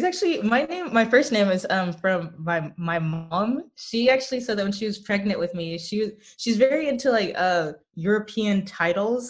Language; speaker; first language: English; native; English